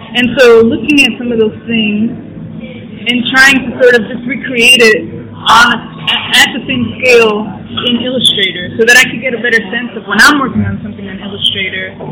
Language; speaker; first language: English; native; English